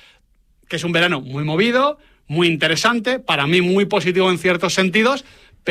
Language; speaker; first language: Spanish; native; Spanish